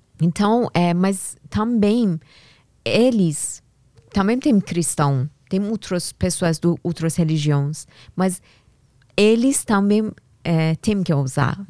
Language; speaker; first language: Portuguese; non-native, learner; Persian